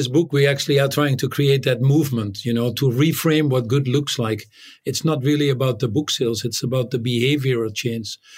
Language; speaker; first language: English; non-native, fluent; Dutch